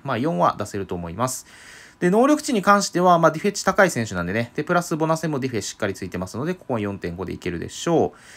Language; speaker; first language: Japanese; native; Japanese